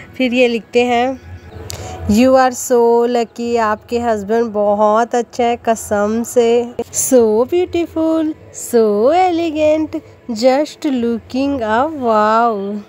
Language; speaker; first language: Hindi; native; Hindi